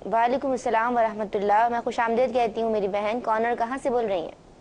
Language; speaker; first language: Urdu; native; Urdu